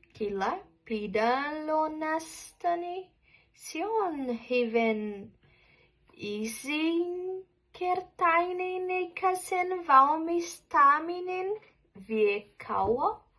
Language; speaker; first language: Finnish; non-native, learner; Spanish